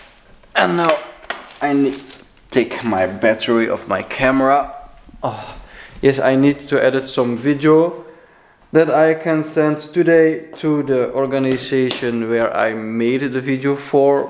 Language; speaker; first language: English; non-native, fluent; Dutch